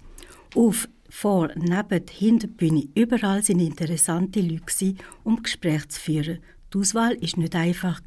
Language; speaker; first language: German; native; German